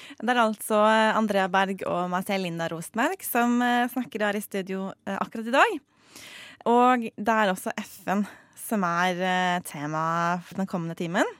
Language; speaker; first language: Norwegian; native; Norwegian